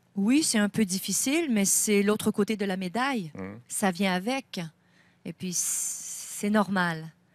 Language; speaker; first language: French; native; French